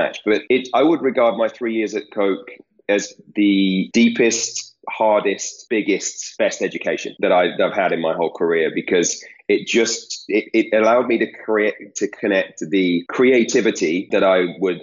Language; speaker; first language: English; native; English